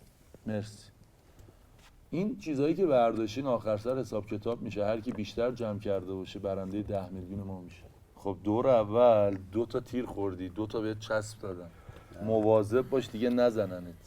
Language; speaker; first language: Persian; native; Persian